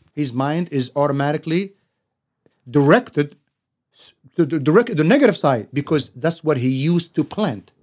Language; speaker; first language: English; non-native, fluent; Arabic